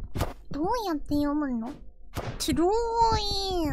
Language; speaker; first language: Japanese; non-native, fluent; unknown